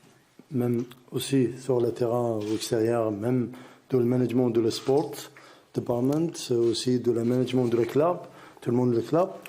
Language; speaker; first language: French; non-native, learner; Arabic